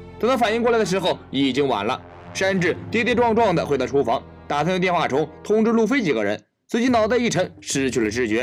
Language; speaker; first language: Chinese; native; Chinese